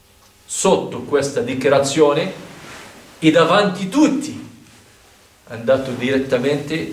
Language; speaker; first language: Italian; non-native, fluent; Arabic